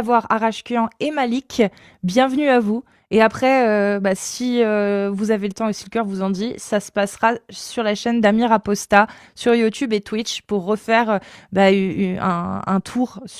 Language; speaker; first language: French; native; French